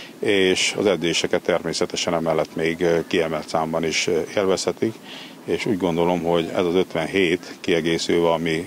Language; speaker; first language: Hungarian; native; Hungarian